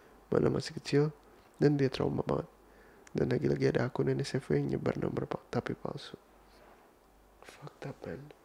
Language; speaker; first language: Indonesian; early bilingual, heritage; Indonesian